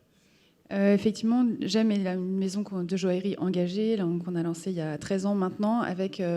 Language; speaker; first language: French; native; French